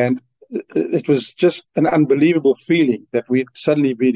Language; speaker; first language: English; native; English